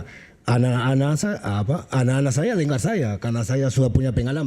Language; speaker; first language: Indonesian; non-native, fluent; Spanish